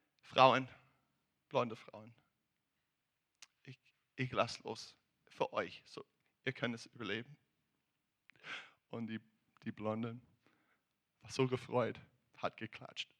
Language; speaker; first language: German; non-native, learner; English